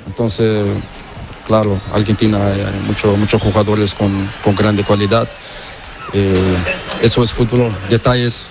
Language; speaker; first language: Spanish; non-native, learner; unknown